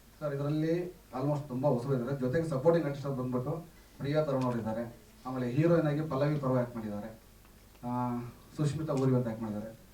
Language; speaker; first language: Kannada; native; Kannada